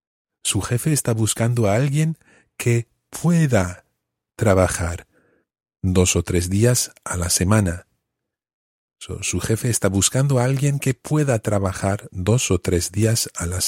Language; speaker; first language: Spanish; non-native, fluent; English